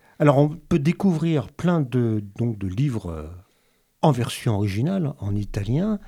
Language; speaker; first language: French; native; French